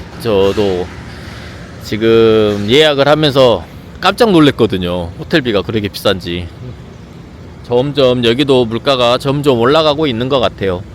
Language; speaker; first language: Korean; native; Korean